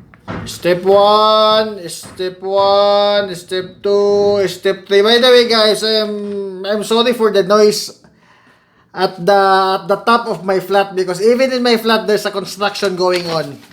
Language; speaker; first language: English; non-native, local second language; Filipino